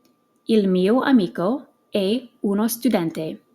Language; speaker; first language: Italian; non-native, fluent; English